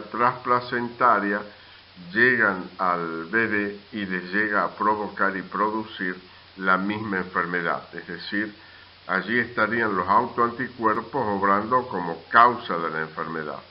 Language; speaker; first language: Spanish; native; Spanish